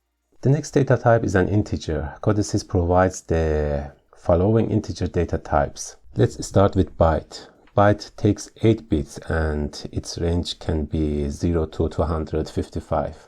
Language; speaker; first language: English; non-native, fluent; Persian